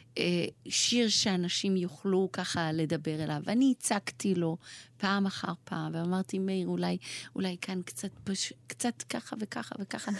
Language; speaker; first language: Hebrew; early bilingual, other home language; Persian